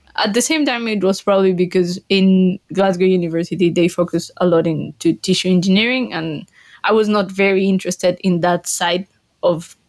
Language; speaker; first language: English; non-native, fluent; Spanish